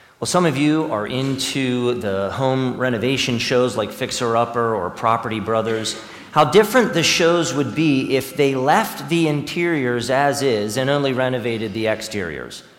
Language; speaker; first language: English; native; English